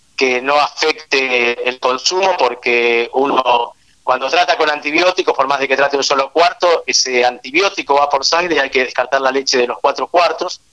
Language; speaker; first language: Spanish; native; Spanish